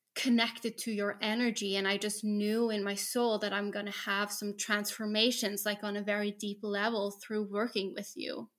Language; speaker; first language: English; non-native, fluent; Norwegian